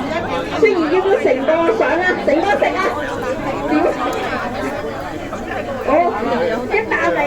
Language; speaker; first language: Cantonese; native; Cantonese